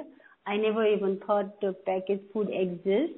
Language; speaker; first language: English; non-native, local second language; Nepali